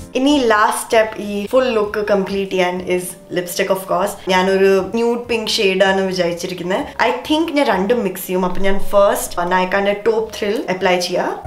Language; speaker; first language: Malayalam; early bilingual, heritage; Malayalam